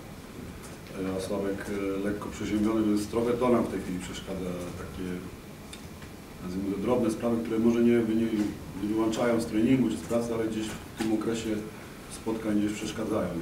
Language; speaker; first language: Polish; native; Polish